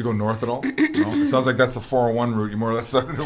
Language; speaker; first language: English; native; English